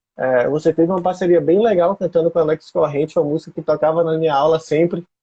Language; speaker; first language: Portuguese; native; Portuguese